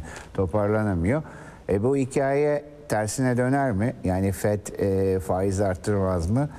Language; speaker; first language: Turkish; native; Turkish